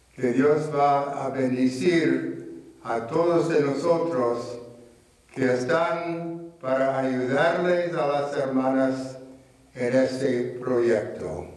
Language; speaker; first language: Spanish; non-native, fluent; English